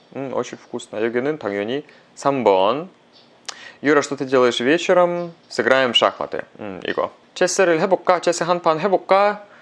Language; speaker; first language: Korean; non-native, fluent; Russian